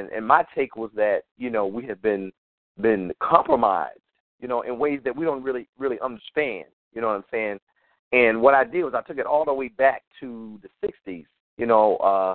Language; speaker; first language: English; native; English